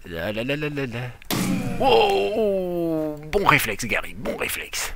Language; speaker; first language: French; native; French